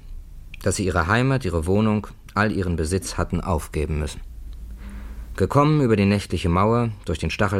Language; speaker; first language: German; native; German